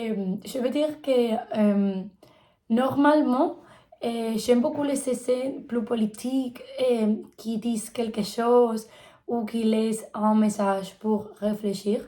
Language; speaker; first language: French; non-native, learner; Spanish